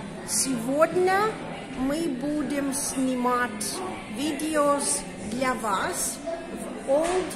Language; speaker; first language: Russian; non-native, learner; English